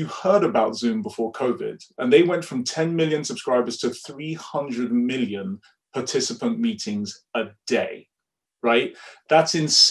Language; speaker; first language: English; non-native, local second language; Yoruba